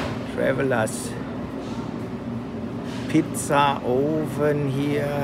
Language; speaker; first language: English; non-native, fluent; German